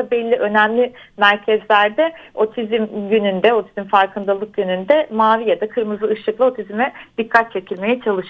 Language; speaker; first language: Turkish; native; Turkish